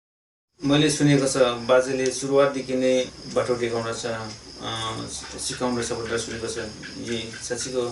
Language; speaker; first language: Nepali; non-native, local second language; Bodo